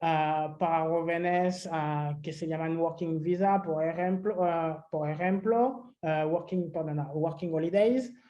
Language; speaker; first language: Spanish; non-native, fluent; French